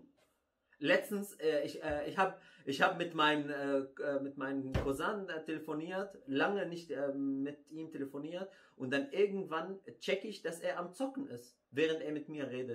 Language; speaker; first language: German; non-native, fluent; Arabic